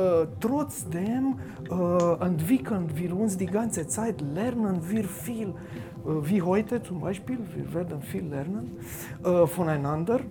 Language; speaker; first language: German; non-native, fluent; Romanian